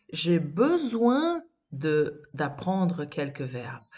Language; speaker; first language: French; non-native, fluent; Portuguese